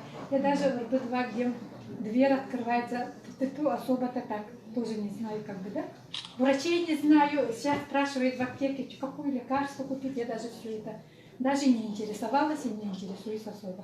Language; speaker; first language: Russian; native; Russian